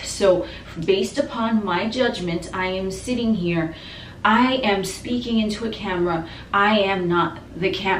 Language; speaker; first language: English; native; English